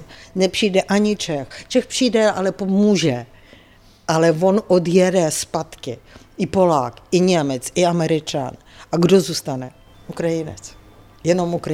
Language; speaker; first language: Czech; non-native, fluent; Ukrainian